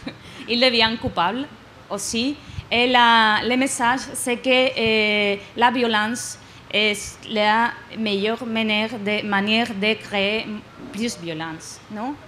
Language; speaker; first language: French; non-native, learner; Spanish